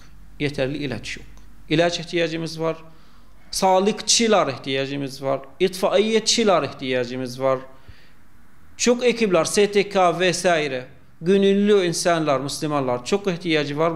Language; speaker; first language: Turkish; non-native, fluent; Arabic